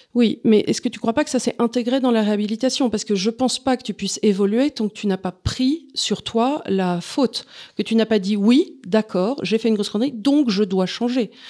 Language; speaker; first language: French; native; French